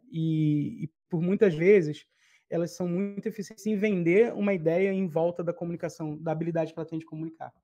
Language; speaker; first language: Portuguese; native; Portuguese